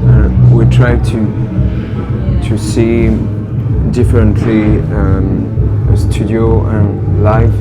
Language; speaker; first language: English; non-native, learner; French